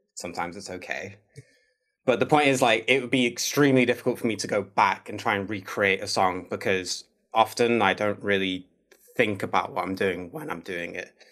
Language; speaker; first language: English; native; English